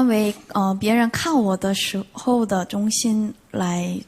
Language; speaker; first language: Chinese; non-native, fluent; Korean